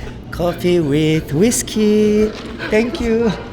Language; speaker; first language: English; early bilingual, other home language; Korean